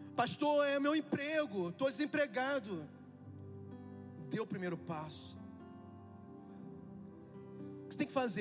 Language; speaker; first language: Portuguese; native; Portuguese